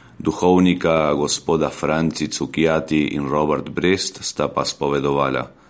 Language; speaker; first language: Slovenian; early bilingual, heritage; Slovenian